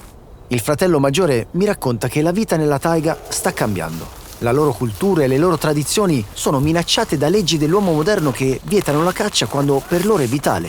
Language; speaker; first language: Italian; native; Italian